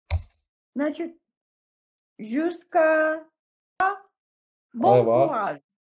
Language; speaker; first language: French; non-native, fluent; Russian